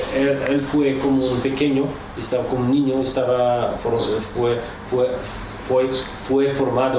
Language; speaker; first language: Spanish; non-native, fluent; Czech